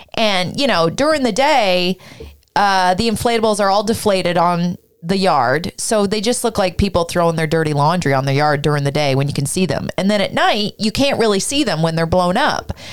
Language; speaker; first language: English; native; English